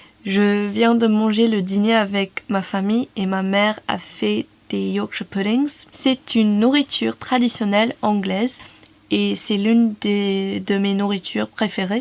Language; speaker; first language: French; non-native, fluent; English